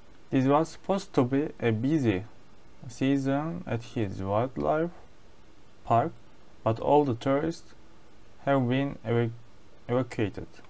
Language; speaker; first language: English; non-native, fluent; Turkish